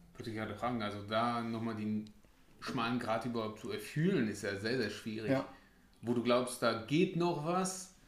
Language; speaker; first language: German; early bilingual, other home language; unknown